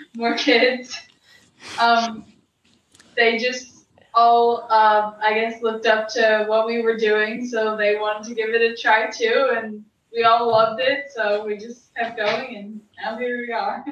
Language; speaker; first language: English; native; English